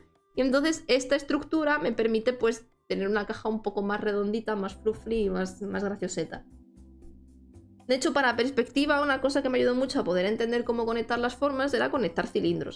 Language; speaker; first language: Spanish; native; Spanish